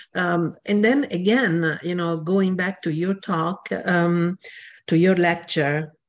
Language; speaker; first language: English; non-native, fluent; Italian